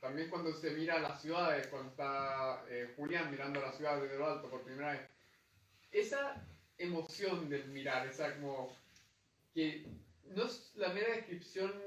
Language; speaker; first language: Spanish; native; Spanish